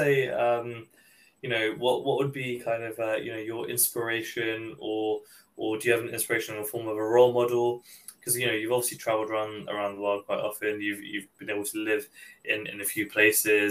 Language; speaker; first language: English; native; English